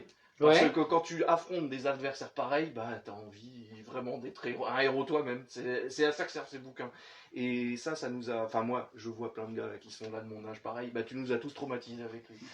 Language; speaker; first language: French; native; French